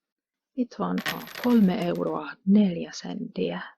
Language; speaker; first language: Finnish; non-native, fluent; Hungarian